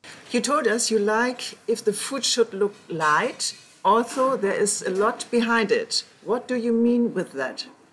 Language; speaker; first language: English; non-native, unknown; German